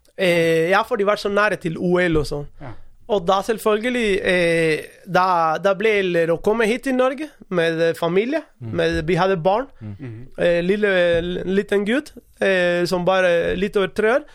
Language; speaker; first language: Norwegian; non-native, fluent; Spanish